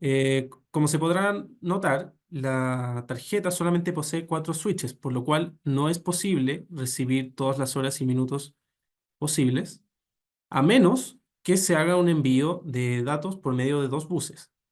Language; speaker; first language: Spanish; native; Spanish